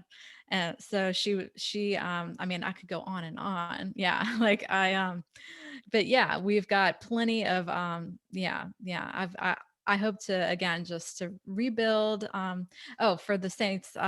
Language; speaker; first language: English; native; English